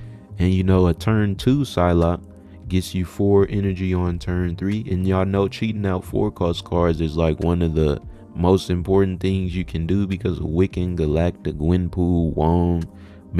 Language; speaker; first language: English; native; English